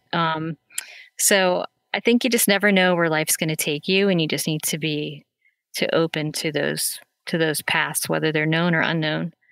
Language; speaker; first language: English; native; English